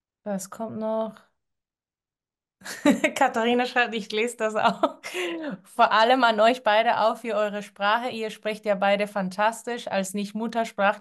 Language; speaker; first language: German; non-native, fluent; Spanish